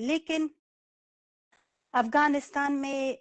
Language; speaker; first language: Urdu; non-native, fluent; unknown